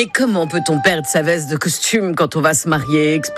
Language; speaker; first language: French; native; French